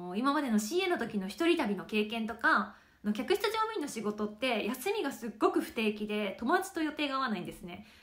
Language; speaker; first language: Japanese; native; Japanese